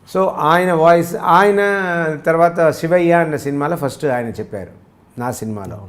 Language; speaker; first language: Telugu; early bilingual, heritage; Telugu